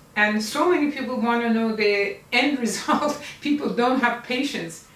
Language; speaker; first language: English; non-native, fluent; Persian